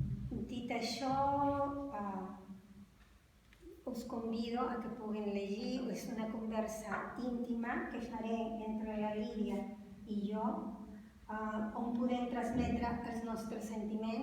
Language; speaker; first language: Catalan; non-native, fluent; Spanish